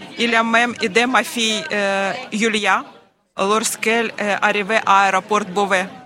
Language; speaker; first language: French; non-native, learner; Ukrainian